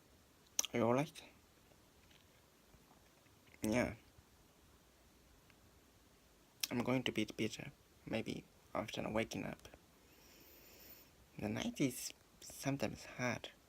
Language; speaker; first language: English; non-native, learner; Japanese